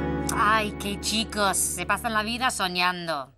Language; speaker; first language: Spanish; native; Spanish